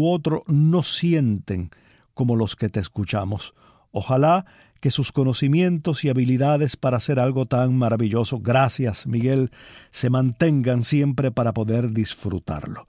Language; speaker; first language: Spanish; native; Spanish